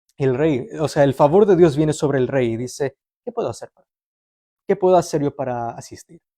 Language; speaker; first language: Spanish; early bilingual, heritage; Spanish